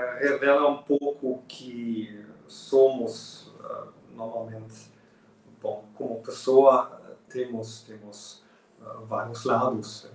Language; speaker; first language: Portuguese; non-native, fluent; German